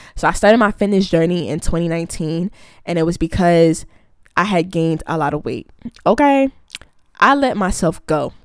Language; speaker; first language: English; early bilingual, other home language; Akan